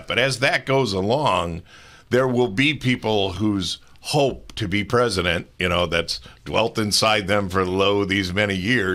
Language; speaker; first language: English; native; English